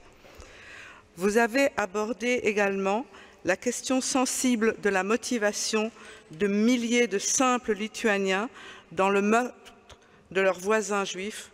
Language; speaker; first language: French; native; French